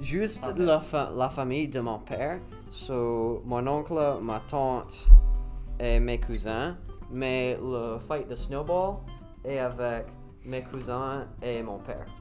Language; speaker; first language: French; non-native, learner; English